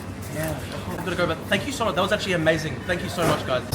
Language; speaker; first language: English; native; English